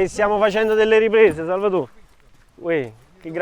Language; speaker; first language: Italian; native; Italian